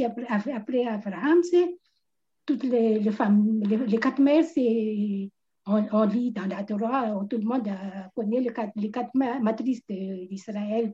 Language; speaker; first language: French; non-native, local second language; Malagasy